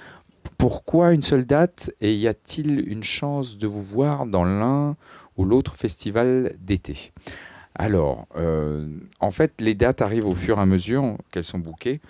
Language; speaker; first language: French; native; French